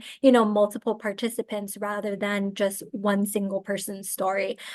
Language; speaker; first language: English; native; English